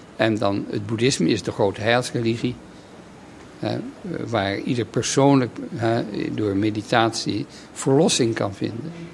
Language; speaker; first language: Dutch; native; Dutch